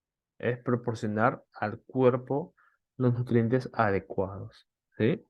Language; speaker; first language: Spanish; native; Spanish